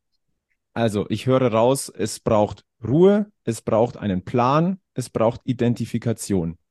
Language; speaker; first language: German; native; German